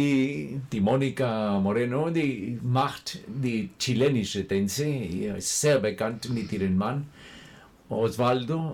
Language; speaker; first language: German; non-native, fluent; Spanish